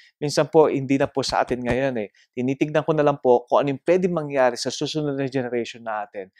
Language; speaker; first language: Filipino; native; Filipino